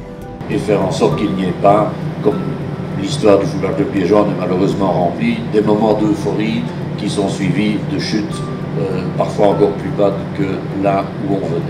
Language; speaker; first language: French; native; French